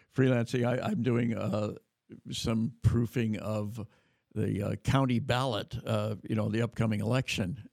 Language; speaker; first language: English; native; English